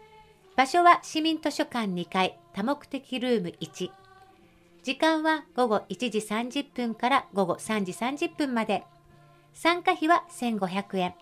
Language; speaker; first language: Japanese; native; Japanese